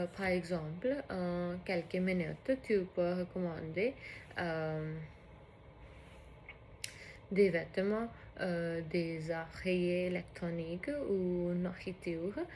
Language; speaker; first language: French; non-native, learner; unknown